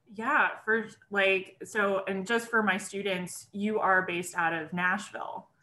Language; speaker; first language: English; native; English